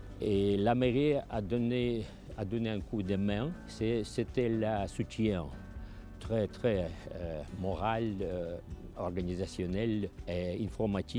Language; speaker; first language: French; non-native, fluent; Ukrainian